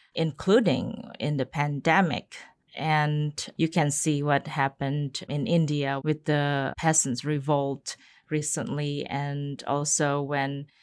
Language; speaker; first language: English; non-native, fluent; Indonesian